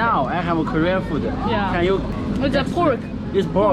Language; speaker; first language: English; non-native, learner; Chinese